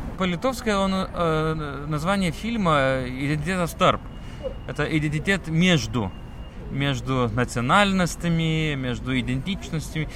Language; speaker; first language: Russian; non-native, local second language; Lithuanian